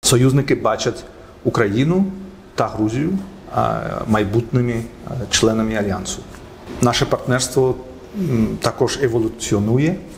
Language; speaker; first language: Ukrainian; non-native, fluent; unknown